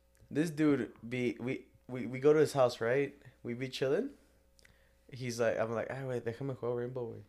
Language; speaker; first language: English; early bilingual, other home language; Spanish